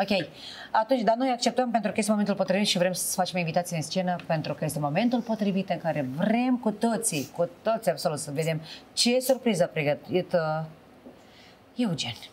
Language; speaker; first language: Romanian; native; Romanian